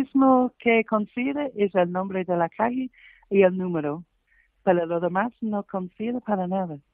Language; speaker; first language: Spanish; non-native, fluent; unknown